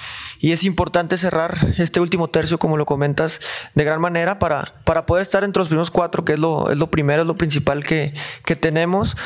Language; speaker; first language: Spanish; native; Spanish